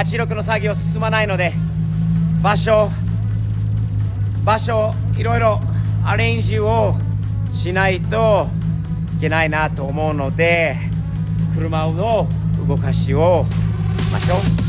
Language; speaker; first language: Japanese; native; Japanese